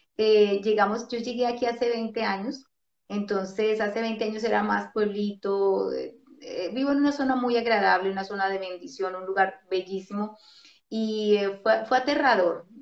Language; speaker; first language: Spanish; native; Spanish